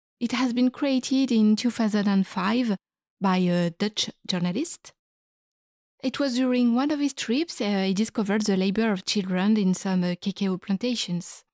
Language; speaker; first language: English; non-native, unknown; French